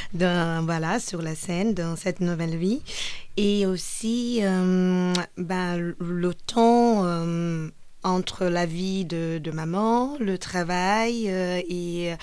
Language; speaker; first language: French; non-native, fluent; Portuguese